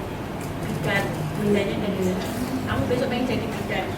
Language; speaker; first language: Indonesian; native; Indonesian